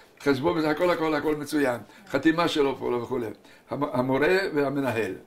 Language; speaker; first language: Hebrew; non-native, fluent; Hungarian